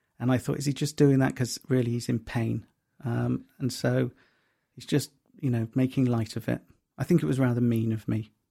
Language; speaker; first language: English; native; English